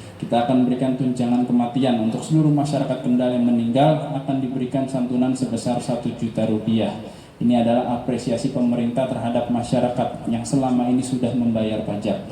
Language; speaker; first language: Indonesian; native; Indonesian